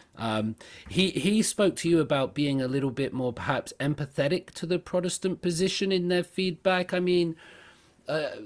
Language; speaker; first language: English; native; English